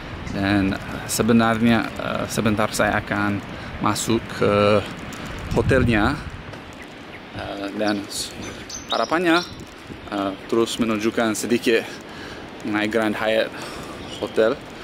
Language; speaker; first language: Indonesian; non-native, fluent; English